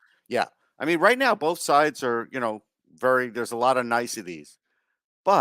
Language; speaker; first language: English; native; English